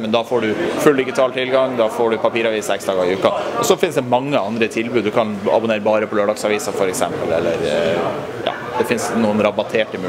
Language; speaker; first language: Norwegian; native; Norwegian